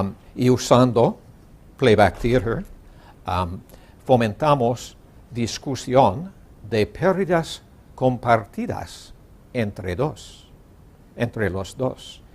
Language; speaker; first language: Spanish; non-native, learner; English